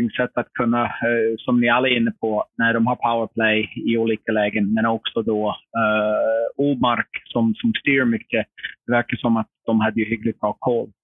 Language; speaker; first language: Swedish; non-native, fluent; English